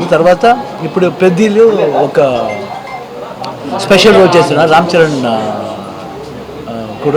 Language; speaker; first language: Telugu; non-native, learner; Kannada